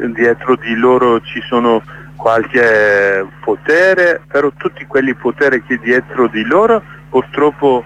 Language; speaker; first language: Italian; non-native, learner; Kurdish